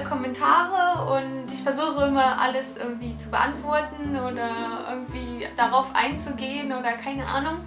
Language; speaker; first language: German; native; German